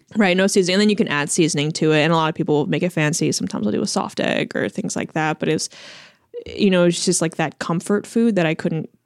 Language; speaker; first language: English; early bilingual, other home language; Chinese